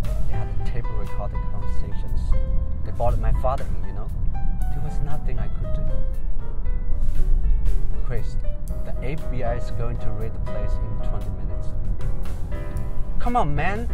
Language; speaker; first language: English; non-native, fluent; Chinese